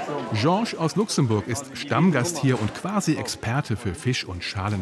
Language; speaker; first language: German; native; German